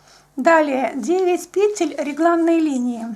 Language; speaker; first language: Russian; native; Russian